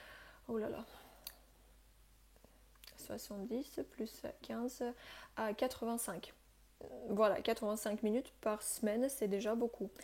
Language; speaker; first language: French; non-native, fluent; Russian